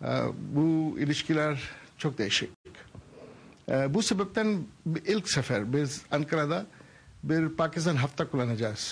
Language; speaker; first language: Turkish; non-native, learner; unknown